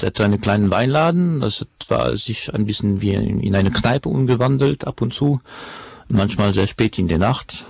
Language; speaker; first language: German; non-native, fluent; French